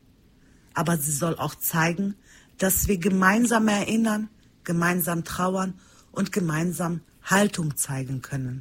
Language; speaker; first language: German; early bilingual, other home language; Turkish